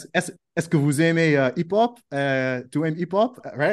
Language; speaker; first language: French; non-native, learner; English